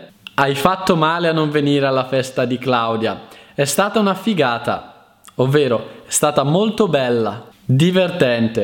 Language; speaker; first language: Italian; native; Italian